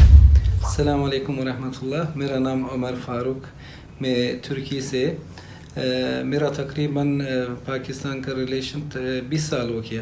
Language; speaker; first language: Hindi; non-native, learner; Turkish